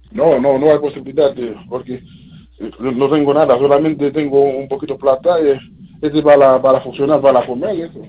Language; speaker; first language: Spanish; non-native, learner; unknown